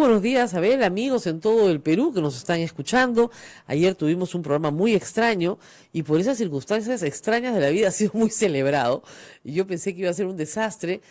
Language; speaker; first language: Spanish; native; Spanish